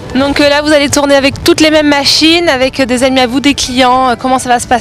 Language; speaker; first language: French; native; French